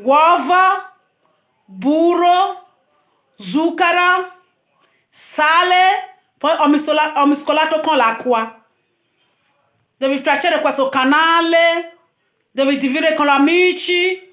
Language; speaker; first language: Italian; non-native, learner; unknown